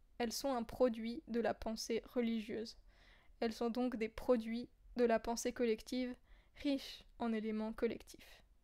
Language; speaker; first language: French; native; French